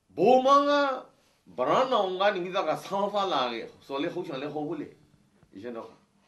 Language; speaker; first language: Burmese; native; Burmese